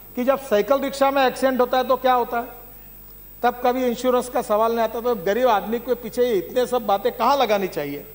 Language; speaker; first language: Hindi; non-native, local second language; Marathi